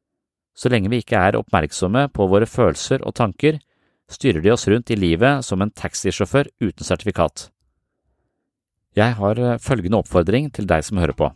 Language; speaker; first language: Norwegian; native; Norwegian